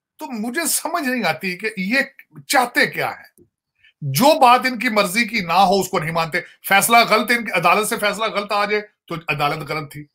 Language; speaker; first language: Urdu; non-native, local second language; Punjabi